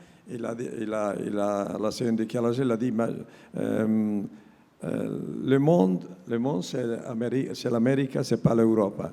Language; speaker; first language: French; non-native, learner; Italian